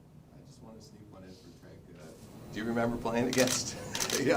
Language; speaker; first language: English; native; English